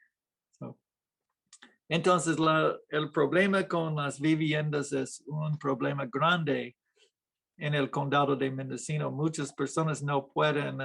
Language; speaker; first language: Spanish; non-native, fluent; English